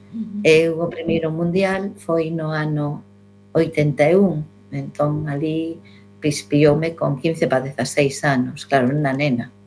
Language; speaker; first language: Galician; non-native, local second language; Spanish